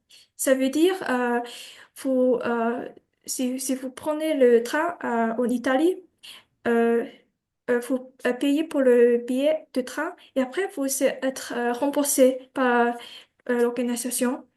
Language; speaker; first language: French; non-native, learner; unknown